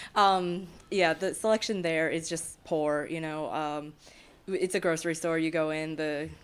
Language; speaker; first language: English; native; English